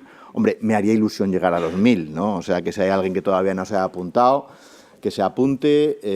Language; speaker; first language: Spanish; native; Spanish